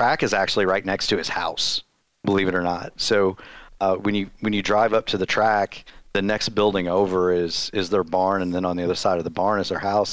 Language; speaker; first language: English; native; English